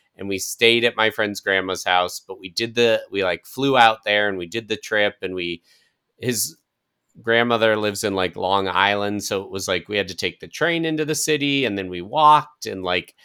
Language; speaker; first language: English; native; English